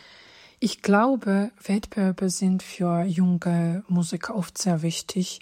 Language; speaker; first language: German; non-native, fluent; Georgian